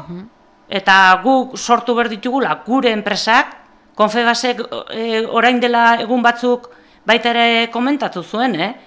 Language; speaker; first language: Basque; non-native, local second language; Spanish